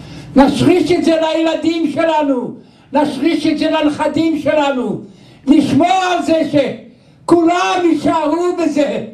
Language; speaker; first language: Hebrew; non-native, local second language; Yiddish